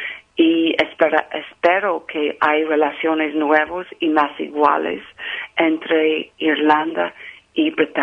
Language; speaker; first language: Spanish; non-native, fluent; English